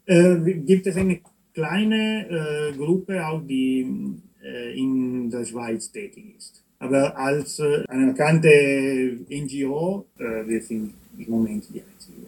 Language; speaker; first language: German; non-native, fluent; Italian